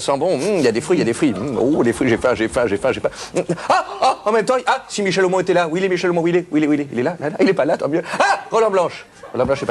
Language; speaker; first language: French; native; French